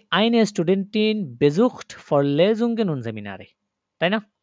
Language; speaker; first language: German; non-native, learner; Bangla